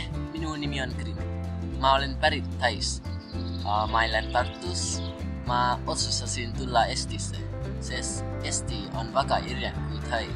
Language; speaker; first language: Estonian; non-native, learner; Thai